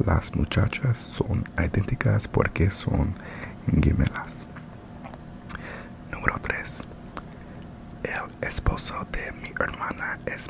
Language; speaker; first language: Spanish; non-native, learner; English